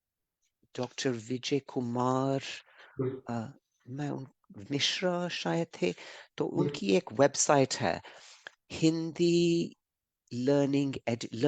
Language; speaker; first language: Hindi; early bilingual, heritage; English